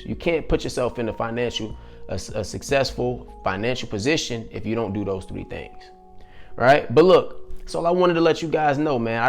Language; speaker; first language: English; native; English